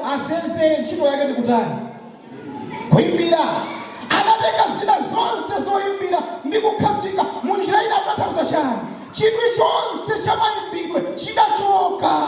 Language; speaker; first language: Nyanja; native; Nyanja